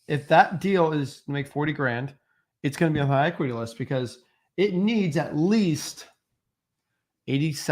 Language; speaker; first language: English; native; English